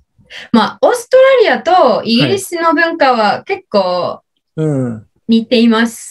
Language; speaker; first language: Japanese; non-native, learner; English